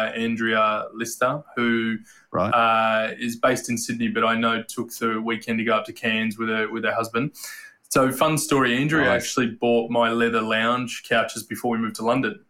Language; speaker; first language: English; native; English